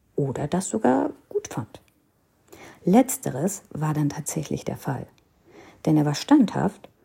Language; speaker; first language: German; non-native, fluent; Hindi